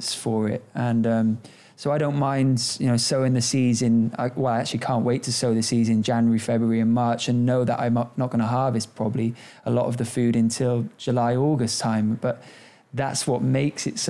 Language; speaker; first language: English; native; English